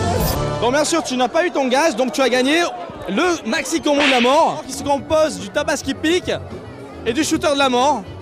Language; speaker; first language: French; native; French